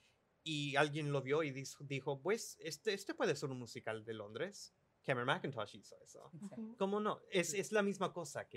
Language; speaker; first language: Spanish; early bilingual, other home language; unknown